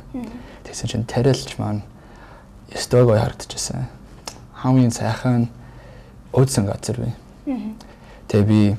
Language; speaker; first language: Mongolian; non-native, fluent; English